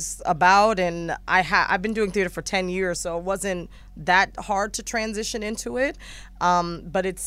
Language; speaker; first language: English; native; English